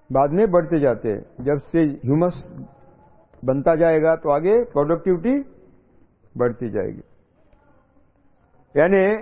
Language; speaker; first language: Hindi; non-native, local second language; Marathi